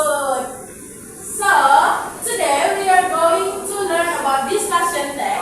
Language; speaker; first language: English; non-native, fluent; Indonesian